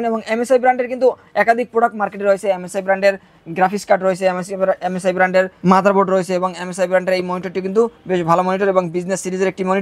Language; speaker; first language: Bangla; native; Bangla